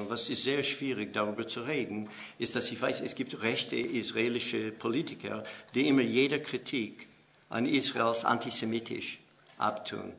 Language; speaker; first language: German; non-native, fluent; English